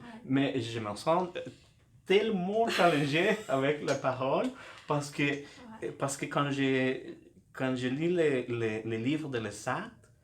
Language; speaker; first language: French; non-native, fluent; Spanish